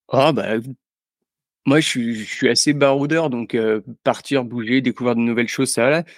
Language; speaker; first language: French; native; French